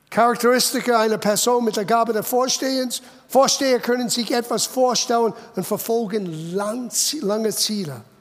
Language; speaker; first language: German; non-native, fluent; English